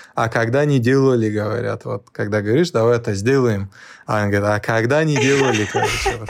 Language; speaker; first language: Russian; non-native, local second language; Lezghian